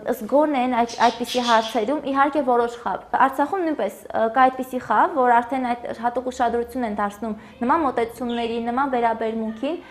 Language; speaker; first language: Armenian; native; Armenian